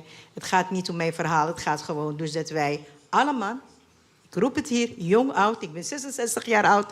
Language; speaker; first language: Dutch; non-native, fluent; Arabic